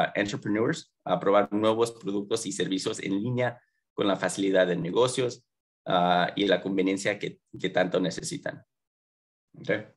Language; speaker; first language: Spanish; early bilingual, heritage; Spanish